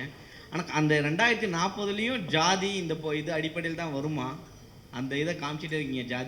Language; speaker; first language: Tamil; native; Tamil